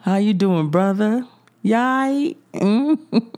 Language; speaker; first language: English; native; English